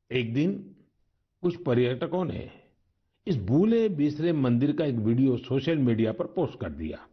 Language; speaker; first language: Hindi; non-native, local second language; Gujarati